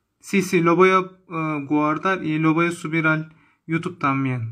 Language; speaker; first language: Spanish; non-native, learner; Turkish